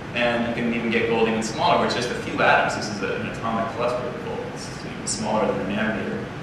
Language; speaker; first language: English; native; English